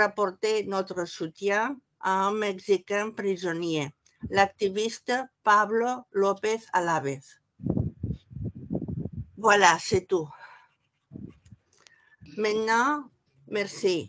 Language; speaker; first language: French; non-native, fluent; Catalan